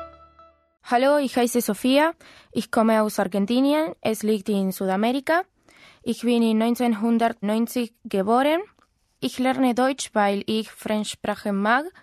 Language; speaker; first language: German; non-native, learner; Spanish